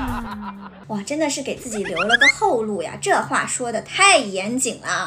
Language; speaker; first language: Chinese; native; Chinese